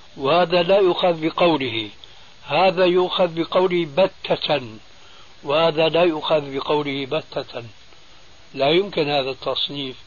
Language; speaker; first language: Arabic; early bilingual, other home language; Albanian